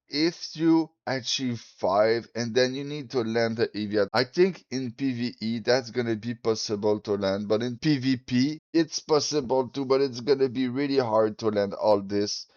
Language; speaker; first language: English; non-native, fluent; French